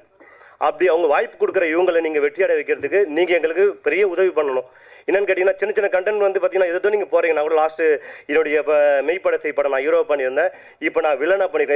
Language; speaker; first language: Tamil; native; Tamil